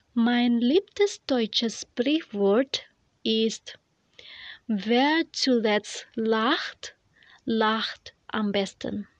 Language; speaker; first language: German; non-native, learner; Indonesian